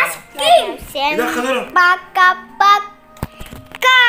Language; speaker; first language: Russian; early bilingual, heritage; Russian